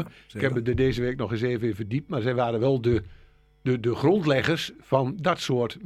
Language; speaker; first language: Dutch; native; Dutch